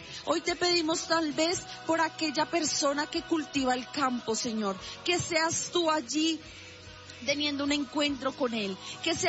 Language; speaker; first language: Spanish; native; Spanish